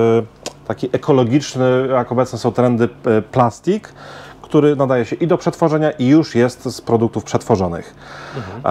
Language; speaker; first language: Polish; native; Polish